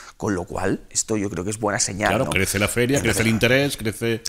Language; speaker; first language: Spanish; native; Spanish